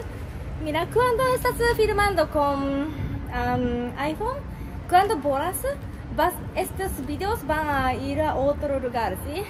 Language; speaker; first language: Spanish; non-native, fluent; Japanese